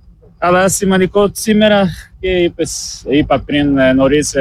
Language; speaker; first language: Greek; non-native, learner; Portuguese